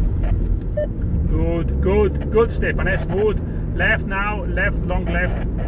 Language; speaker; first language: English; non-native, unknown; Italian